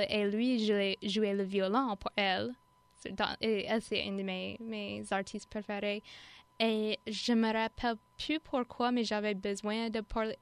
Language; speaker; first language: French; non-native, fluent; English